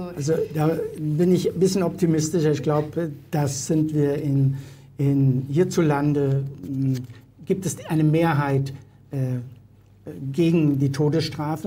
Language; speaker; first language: German; native; German